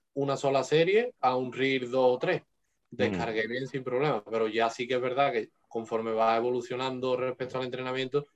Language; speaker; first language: Spanish; native; Spanish